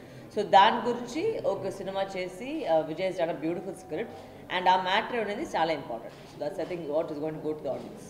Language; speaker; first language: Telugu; non-native, learner; Tamil